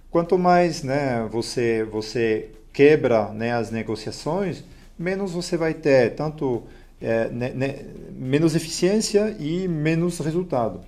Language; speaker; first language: Portuguese; non-native, fluent; French